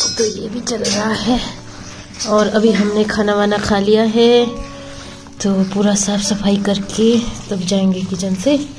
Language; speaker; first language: Hindi; non-native, local second language; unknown